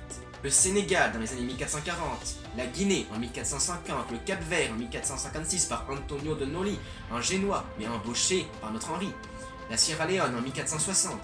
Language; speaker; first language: French; native; French